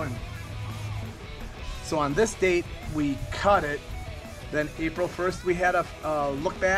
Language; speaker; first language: English; native; English